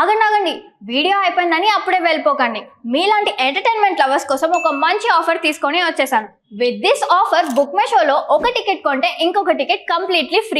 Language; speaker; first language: Telugu; native; Telugu